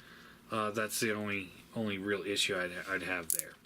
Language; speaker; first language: English; native; English